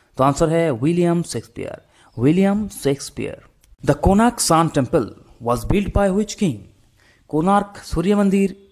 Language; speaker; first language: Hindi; non-native, local second language; Bangla